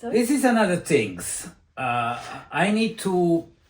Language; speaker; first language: English; non-native, learner; Italian